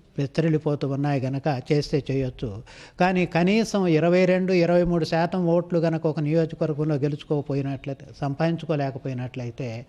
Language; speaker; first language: Telugu; native; Telugu